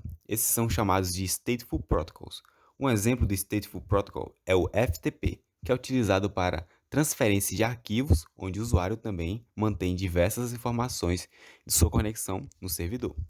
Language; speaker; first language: Portuguese; native; Portuguese